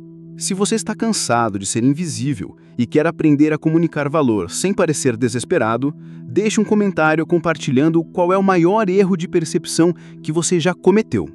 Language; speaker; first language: Portuguese; native; Portuguese